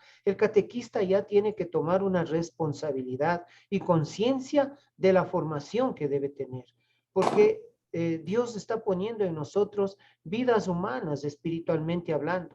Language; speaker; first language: Spanish; native; Spanish